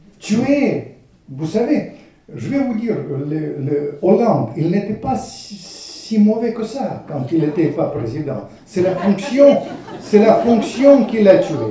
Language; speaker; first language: French; non-native, fluent; Russian